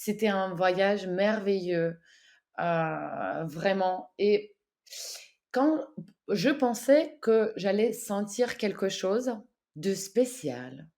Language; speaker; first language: French; non-native, fluent; Ukrainian